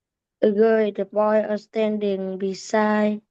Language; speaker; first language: English; non-native, learner; Vietnamese